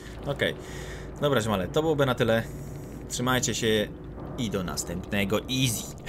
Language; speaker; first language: Polish; native; Polish